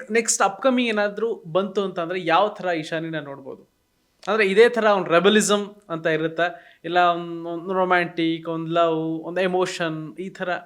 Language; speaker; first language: Kannada; native; Kannada